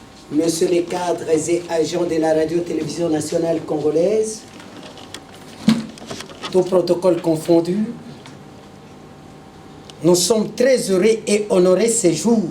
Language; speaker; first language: French; non-native, local second language; Lingala